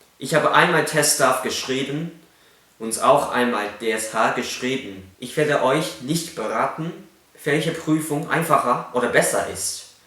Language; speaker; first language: German; non-native, fluent; Cantonese